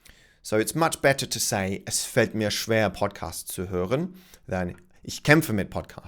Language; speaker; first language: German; non-native, fluent; English